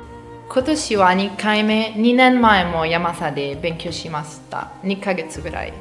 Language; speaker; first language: Japanese; non-native, fluent; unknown